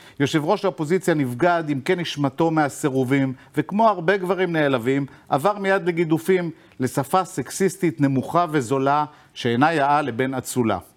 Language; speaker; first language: Hebrew; native; Hebrew